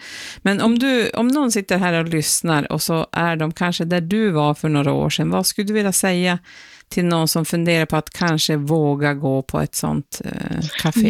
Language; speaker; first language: Swedish; native; Swedish